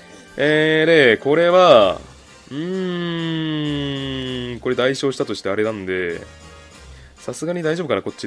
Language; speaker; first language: Japanese; native; Japanese